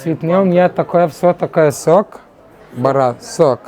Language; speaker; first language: Russian; non-native, learner; Arabic